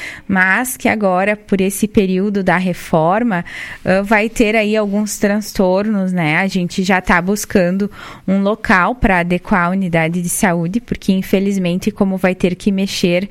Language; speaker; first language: Portuguese; native; Portuguese